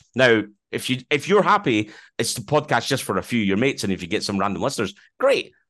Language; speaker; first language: English; native; English